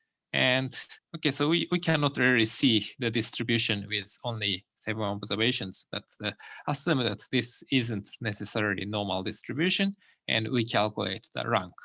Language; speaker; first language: English; non-native, fluent; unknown